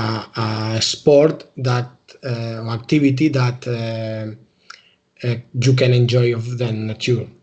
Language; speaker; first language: English; non-native, learner; Spanish